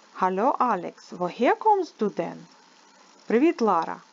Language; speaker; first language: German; non-native, fluent; Ukrainian